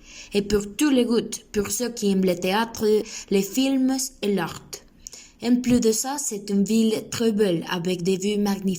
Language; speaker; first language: French; non-native, learner; Spanish